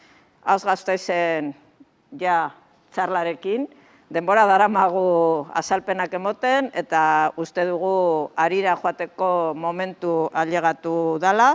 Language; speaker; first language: Basque; native; Basque